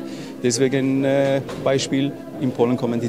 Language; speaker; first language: German; non-native, fluent; Polish